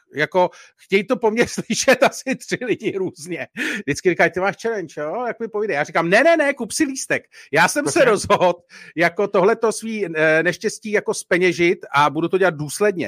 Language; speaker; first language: Czech; native; Czech